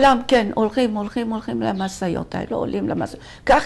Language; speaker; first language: Hebrew; non-native, fluent; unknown